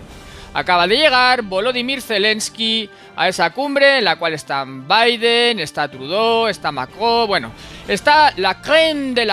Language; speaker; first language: Spanish; native; Spanish